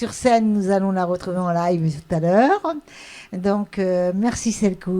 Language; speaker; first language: French; native; French